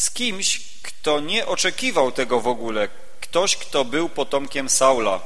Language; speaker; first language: Polish; native; Polish